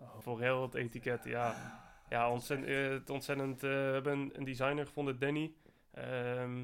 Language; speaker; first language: Dutch; native; Dutch